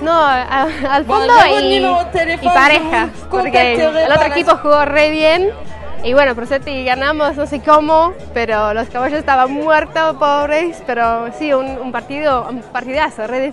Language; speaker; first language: Spanish; non-native, fluent; English